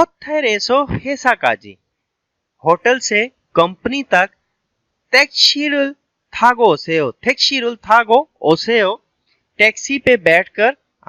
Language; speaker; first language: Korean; non-native, learner; Urdu